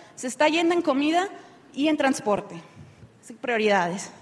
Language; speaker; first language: Spanish; native; Spanish